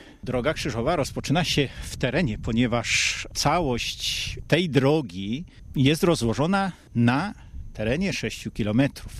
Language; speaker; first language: Polish; native; Polish